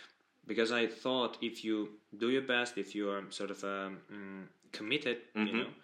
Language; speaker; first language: English; non-native, fluent; Russian